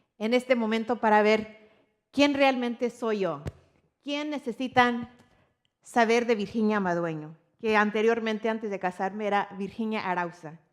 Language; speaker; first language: Spanish; early bilingual, heritage; Spanish